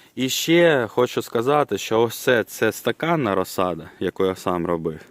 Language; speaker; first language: Ukrainian; non-native, local second language; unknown